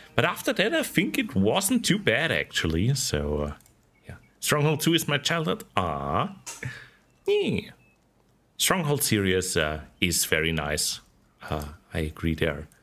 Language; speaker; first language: English; non-native, fluent; German